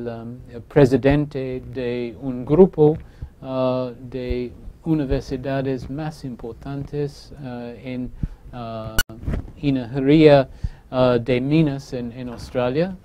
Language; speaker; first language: Spanish; non-native, fluent; English